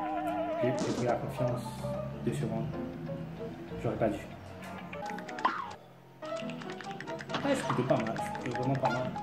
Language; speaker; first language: French; non-native, local second language; Morisyen